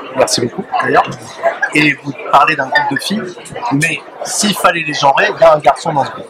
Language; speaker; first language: French; native; French